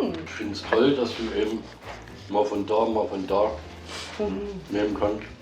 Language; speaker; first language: German; native; German